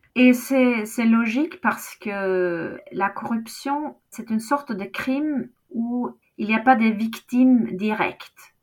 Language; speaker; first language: French; non-native, fluent; Norwegian